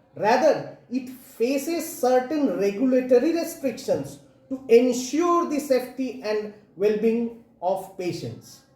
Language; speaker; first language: English; non-native, local second language; Bangla